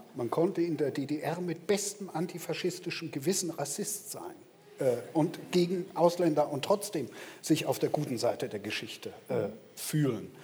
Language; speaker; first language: German; native; German